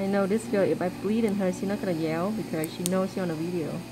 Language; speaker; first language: English; non-native, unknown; Vietnamese